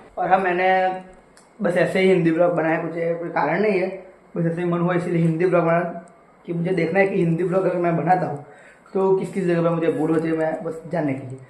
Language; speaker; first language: Hindi; non-native, local second language; Gujarati